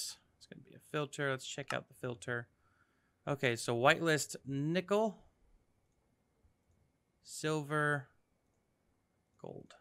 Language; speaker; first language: English; native; English